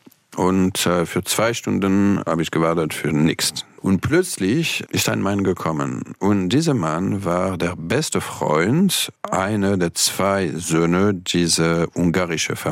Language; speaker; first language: German; non-native, fluent; French